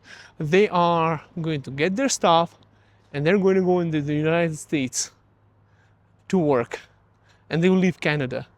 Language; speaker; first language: English; early bilingual, other home language; Russian